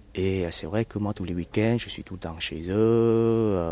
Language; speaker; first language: French; early bilingual, other home language; Vietnamese